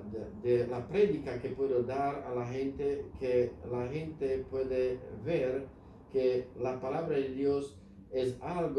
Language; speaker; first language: Spanish; non-native, fluent; Slovak